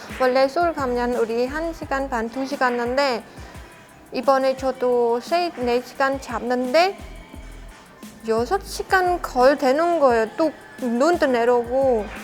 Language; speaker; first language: Korean; non-native, learner; Khmer